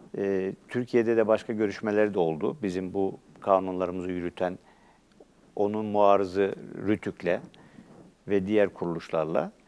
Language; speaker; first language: Turkish; native; Turkish